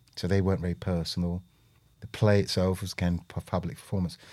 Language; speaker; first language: English; native; English